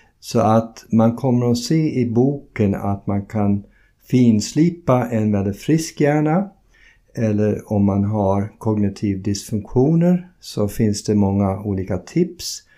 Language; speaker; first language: Swedish; non-native, fluent; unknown